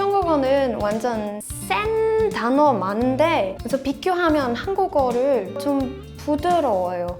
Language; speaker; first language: Korean; non-native, fluent; Danish